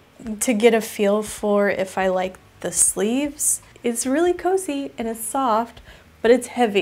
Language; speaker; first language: English; native; English